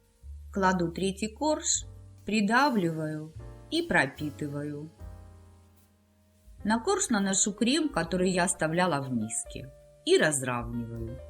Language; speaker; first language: Russian; native; Russian